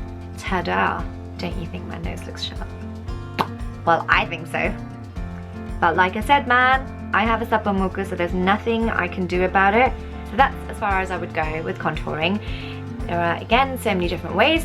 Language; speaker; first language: English; native; English